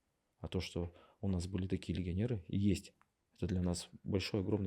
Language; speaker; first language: Russian; native; Russian